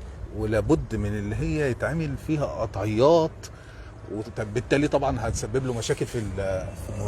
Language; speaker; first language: Arabic; native; Arabic